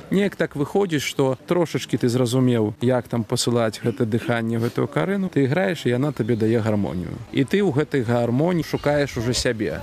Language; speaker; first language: Belarusian; native; Belarusian